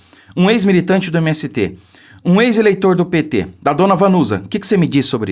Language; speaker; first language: Portuguese; native; Portuguese